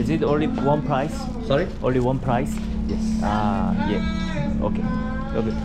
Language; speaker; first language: English; non-native, learner; Korean